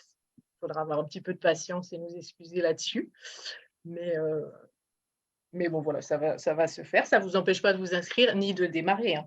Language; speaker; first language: French; native; French